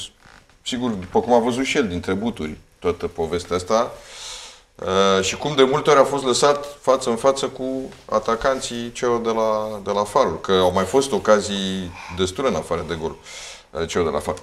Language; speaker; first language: Romanian; native; Romanian